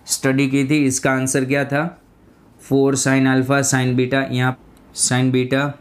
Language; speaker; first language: Hindi; non-native, local second language; Gujarati